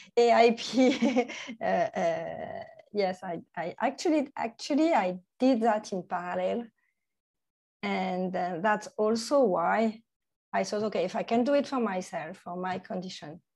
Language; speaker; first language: English; non-native, fluent; French